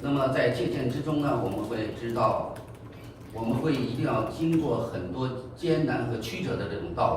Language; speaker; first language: Chinese; native; Chinese